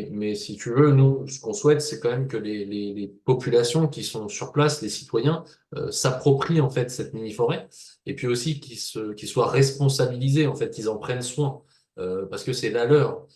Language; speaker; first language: French; native; French